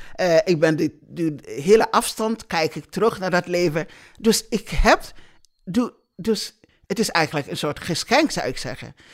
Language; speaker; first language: Dutch; non-native, fluent; English